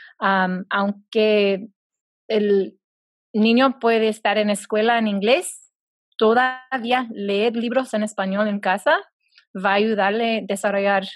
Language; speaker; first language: Spanish; non-native, fluent; English